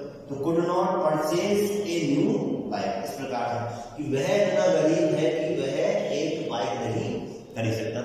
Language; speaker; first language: Hindi; native; Hindi